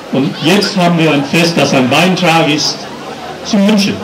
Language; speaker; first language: German; non-native, fluent; English